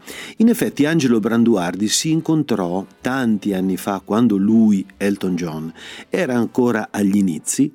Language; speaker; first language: Italian; native; Italian